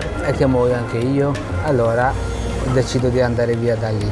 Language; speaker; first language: Italian; non-native, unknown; Bangla